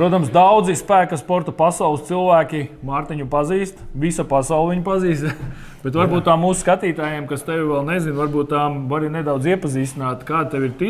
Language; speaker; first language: Latvian; native; Latvian